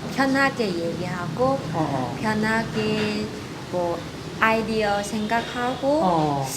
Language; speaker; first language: Korean; non-native, fluent; Vietnamese